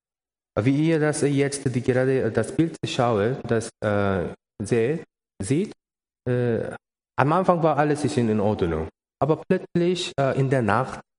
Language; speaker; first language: German; non-native, learner; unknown